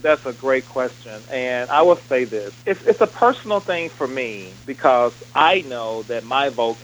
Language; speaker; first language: English; native; English